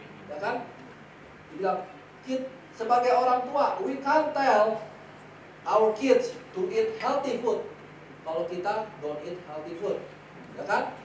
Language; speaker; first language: English; non-native, fluent; Indonesian